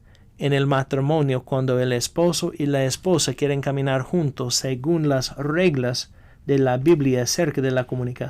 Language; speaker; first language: Spanish; non-native, fluent; English